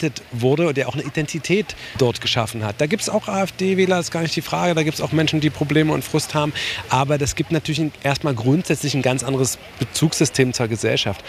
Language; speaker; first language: German; native; German